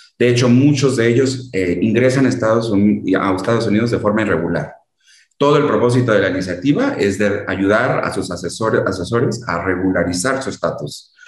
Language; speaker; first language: Spanish; early bilingual, heritage; Spanish